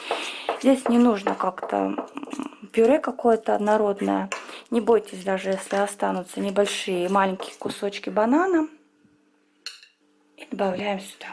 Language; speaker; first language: Russian; native; Russian